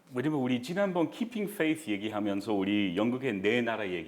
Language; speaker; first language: Korean; non-native, fluent; English